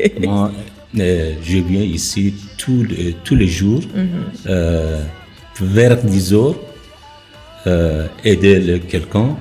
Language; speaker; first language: French; non-native, learner; Persian